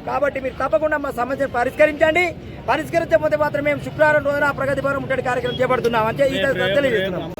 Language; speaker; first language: Telugu; native; Telugu